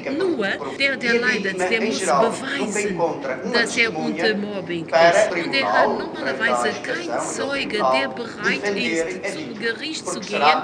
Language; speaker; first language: German; non-native, fluent; Portuguese